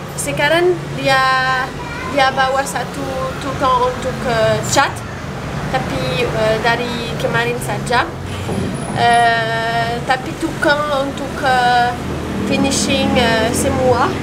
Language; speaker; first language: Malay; non-native, learner; French